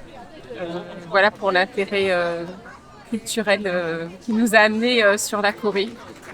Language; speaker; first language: French; native; French